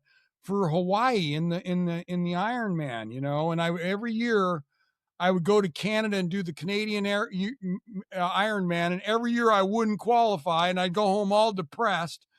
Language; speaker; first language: English; native; English